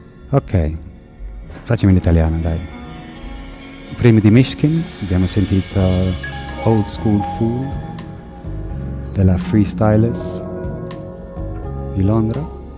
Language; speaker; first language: Italian; non-native, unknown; English